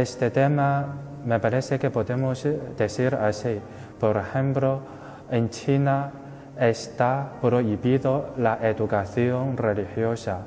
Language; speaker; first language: Spanish; non-native, fluent; Chinese